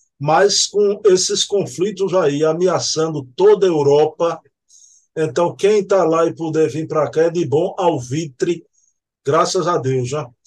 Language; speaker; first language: Portuguese; native; Portuguese